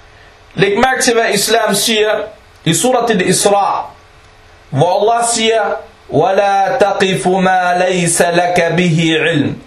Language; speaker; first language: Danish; non-native, fluent; Arabic